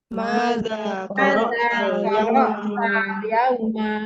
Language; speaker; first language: Arabic; non-native, learner; Indonesian